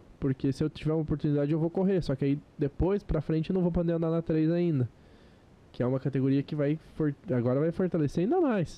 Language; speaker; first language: Portuguese; native; Portuguese